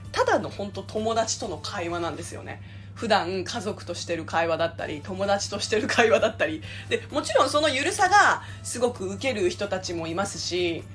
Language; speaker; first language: Japanese; native; Japanese